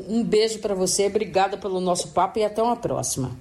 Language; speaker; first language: Portuguese; native; Portuguese